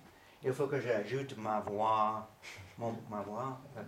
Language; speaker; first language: French; non-native, learner; English